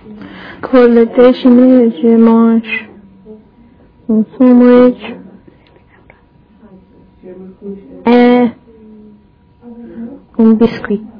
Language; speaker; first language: French; non-native, learner; English